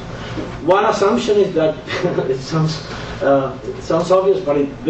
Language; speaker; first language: English; non-native, fluent; Spanish